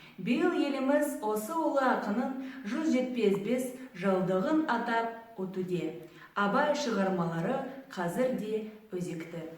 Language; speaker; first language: Kazakh; non-native, local second language; Ingush